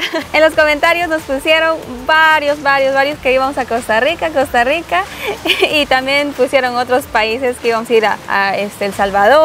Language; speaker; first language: Spanish; native; Spanish